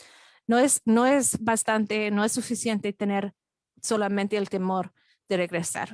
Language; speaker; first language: Spanish; non-native, fluent; English